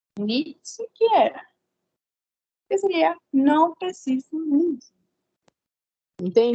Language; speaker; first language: Portuguese; non-native, fluent; Spanish